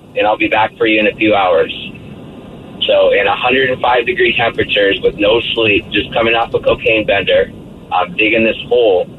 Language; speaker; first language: English; native; English